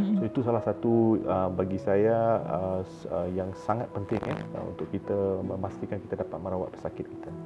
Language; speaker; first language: Malay; native; Malay